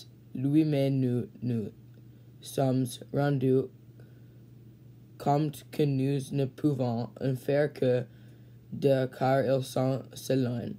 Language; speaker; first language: French; non-native, learner; English